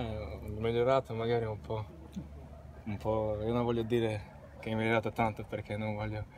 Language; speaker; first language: Italian; non-native, learner; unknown